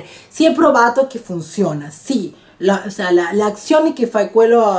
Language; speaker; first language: Italian; non-native, learner; Spanish